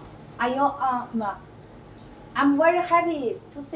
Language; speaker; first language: English; non-native, learner; Chinese